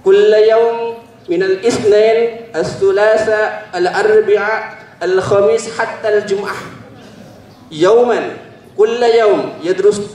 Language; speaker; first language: Arabic; non-native, learner; Indonesian